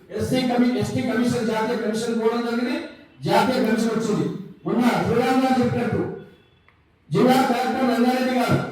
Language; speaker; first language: Telugu; non-native, local second language; Lambadi